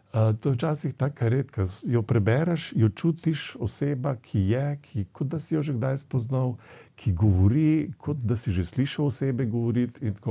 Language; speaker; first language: Slovenian; native; Slovenian